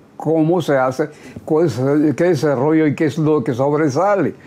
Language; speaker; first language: Spanish; native; Spanish